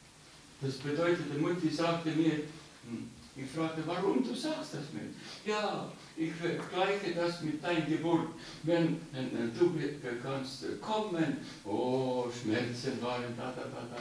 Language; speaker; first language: German; non-native, learner; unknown